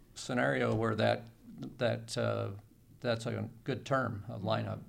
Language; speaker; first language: English; native; English